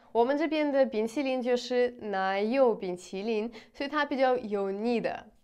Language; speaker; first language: Chinese; non-native, fluent; Russian